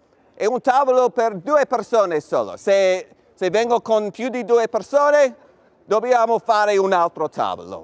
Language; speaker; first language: Italian; non-native, learner; English